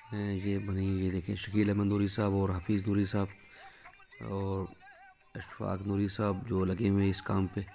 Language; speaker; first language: Urdu; native; Urdu